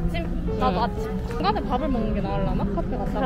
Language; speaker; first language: Korean; native; Korean